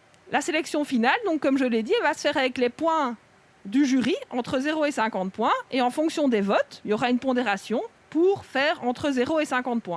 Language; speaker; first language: French; native; French